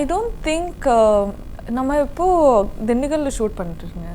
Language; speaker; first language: Tamil; non-native, learner; Kannada